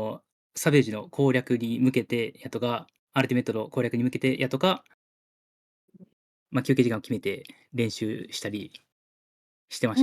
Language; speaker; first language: Japanese; native; Japanese